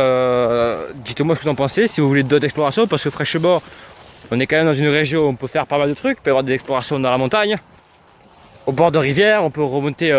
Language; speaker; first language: French; native; French